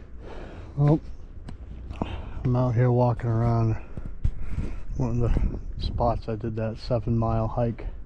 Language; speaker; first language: English; native; English